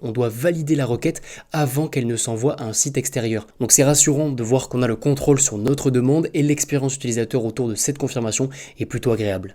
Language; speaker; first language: French; native; French